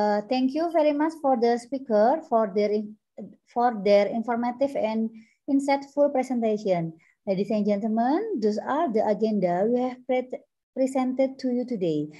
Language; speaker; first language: English; non-native, learner; Indonesian